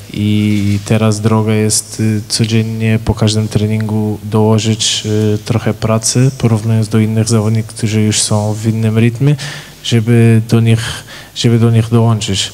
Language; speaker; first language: Polish; non-native, fluent; Portuguese